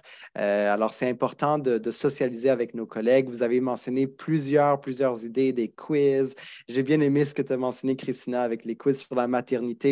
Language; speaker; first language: French; native; French